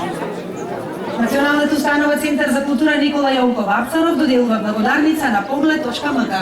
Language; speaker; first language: Macedonian; native; Macedonian